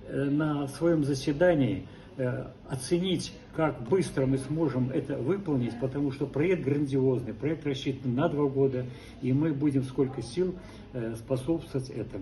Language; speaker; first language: Russian; native; Russian